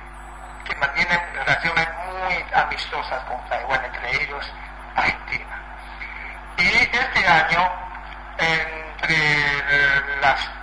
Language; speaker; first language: Spanish; non-native, fluent; Chinese